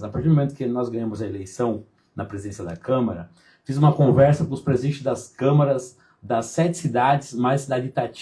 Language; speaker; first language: Portuguese; native; Portuguese